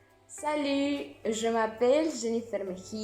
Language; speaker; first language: French; non-native, fluent; Spanish